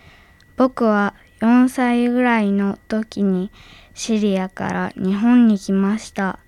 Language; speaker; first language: Japanese; early bilingual, other home language; Arabic